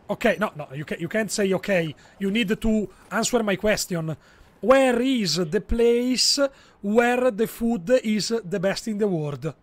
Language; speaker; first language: English; non-native, learner; Italian